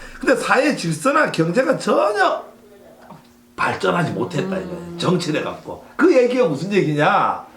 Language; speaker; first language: Korean; native; Korean